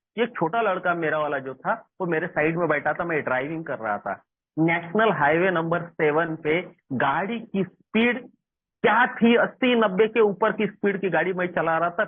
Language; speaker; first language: Hindi; non-native, local second language; Marathi